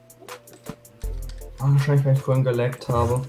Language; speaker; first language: German; native; German